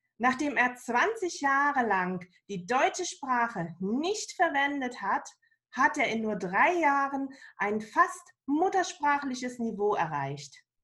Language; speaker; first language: German; native; German